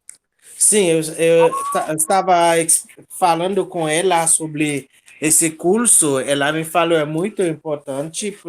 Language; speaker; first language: Portuguese; non-native, local second language; Haitian Creole